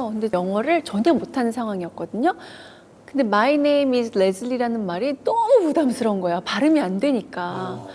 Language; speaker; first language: Korean; early bilingual, heritage; Korean